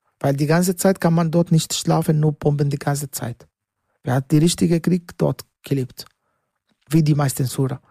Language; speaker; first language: German; non-native, learner; Arabic